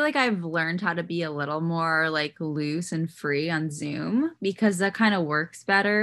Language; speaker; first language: English; native; English